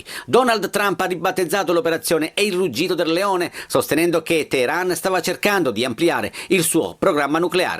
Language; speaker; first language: Italian; native; Italian